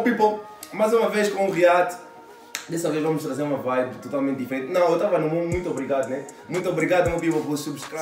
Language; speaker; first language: Portuguese; native; Portuguese